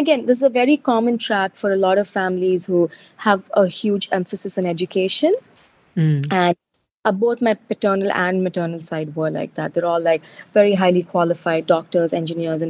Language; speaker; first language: English; non-native, local second language; Telugu